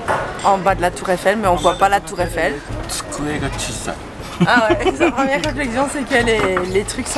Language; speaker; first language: French; native; French